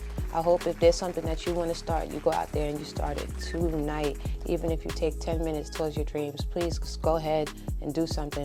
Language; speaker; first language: English; native; English